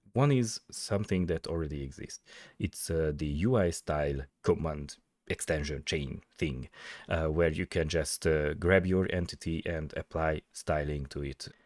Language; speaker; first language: English; non-native, fluent; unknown